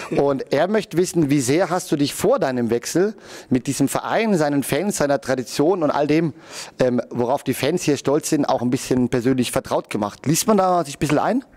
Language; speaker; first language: German; native; German